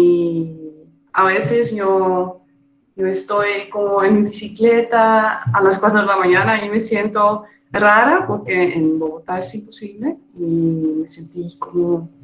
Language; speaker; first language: Spanish; non-native, fluent; Dutch